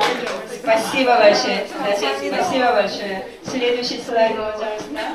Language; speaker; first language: Russian; non-native, fluent; Korean